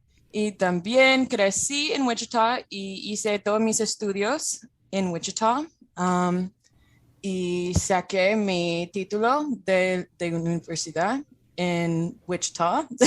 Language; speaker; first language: Spanish; non-native, fluent; English